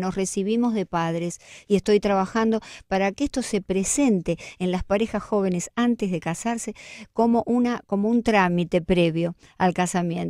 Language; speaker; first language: Spanish; native; Spanish